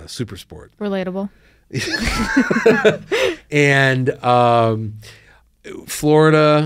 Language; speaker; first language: English; native; English